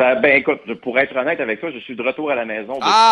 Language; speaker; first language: French; native; French